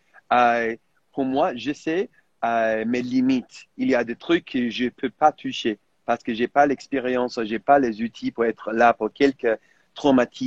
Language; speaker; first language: French; non-native, fluent; English